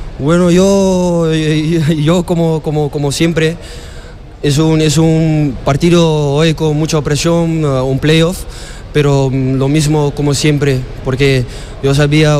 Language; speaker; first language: Spanish; non-native, fluent; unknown